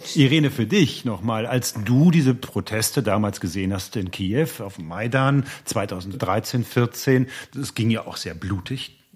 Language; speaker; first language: German; native; German